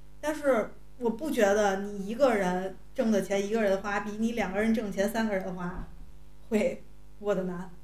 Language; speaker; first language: Chinese; native; Chinese